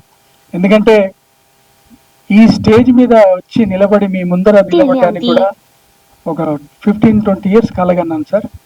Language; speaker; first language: Telugu; native; Telugu